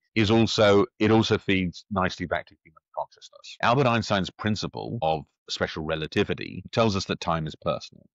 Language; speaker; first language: English; native; English